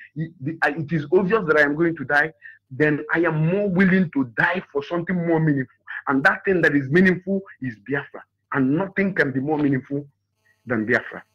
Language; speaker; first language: English; non-native, local second language; Igbo